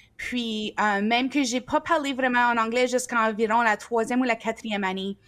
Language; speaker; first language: French; native; French